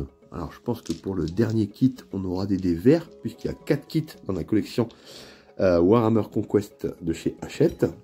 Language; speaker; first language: French; native; French